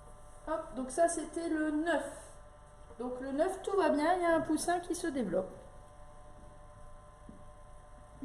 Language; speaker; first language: French; native; French